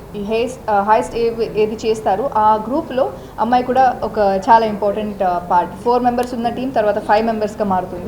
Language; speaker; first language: Telugu; non-native, fluent; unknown